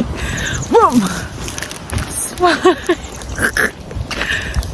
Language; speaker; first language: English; non-native, learner; Indonesian